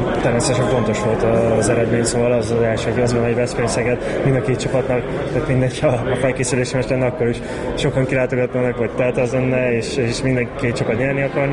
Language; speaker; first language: Hungarian; native; Hungarian